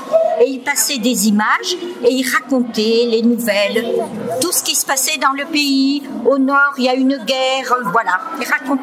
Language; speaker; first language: French; native; French